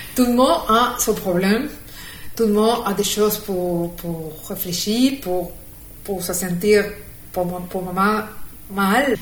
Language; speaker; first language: French; non-native, fluent; Spanish